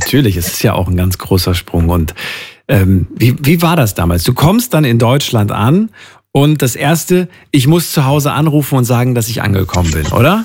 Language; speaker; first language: German; native; German